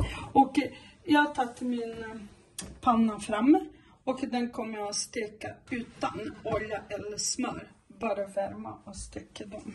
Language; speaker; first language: Swedish; non-native, learner; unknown